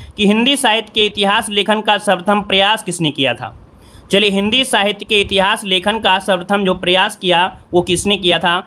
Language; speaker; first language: Hindi; native; Hindi